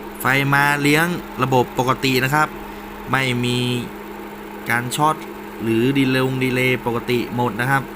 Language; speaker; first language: Thai; native; Thai